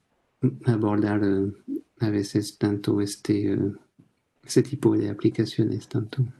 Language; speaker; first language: Spanish; non-native, fluent; French